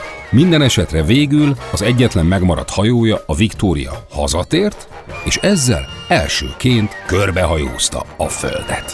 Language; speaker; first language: Hungarian; native; Hungarian